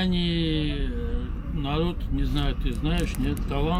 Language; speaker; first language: Russian; non-native, local second language; Armenian